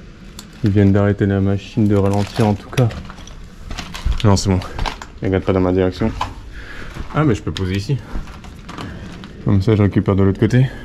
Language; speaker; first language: French; native; French